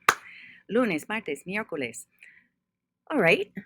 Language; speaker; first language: Spanish; non-native, fluent; English